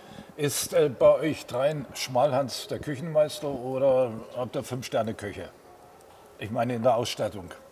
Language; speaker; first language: German; native; German